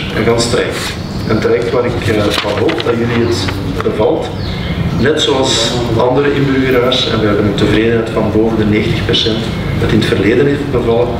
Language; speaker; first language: Dutch; native; Dutch